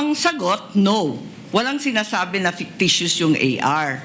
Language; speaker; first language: Filipino; native; Filipino